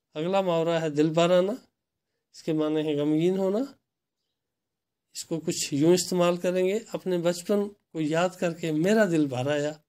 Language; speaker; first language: Urdu; non-native, local second language; Kashmiri